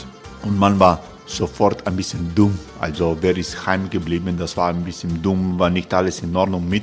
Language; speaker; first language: German; non-native, fluent; Croatian